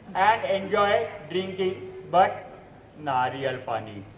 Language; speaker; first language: English; non-native, local second language; Marathi